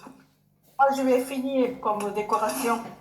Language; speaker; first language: French; non-native, learner; Japanese